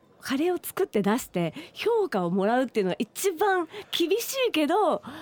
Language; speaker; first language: Japanese; native; Japanese